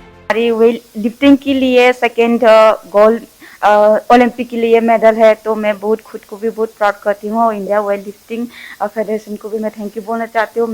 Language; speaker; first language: Hindi; non-native, local second language; Manipuri